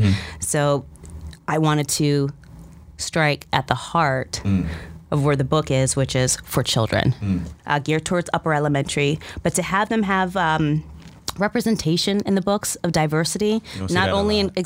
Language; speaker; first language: English; early bilingual, other home language; Russian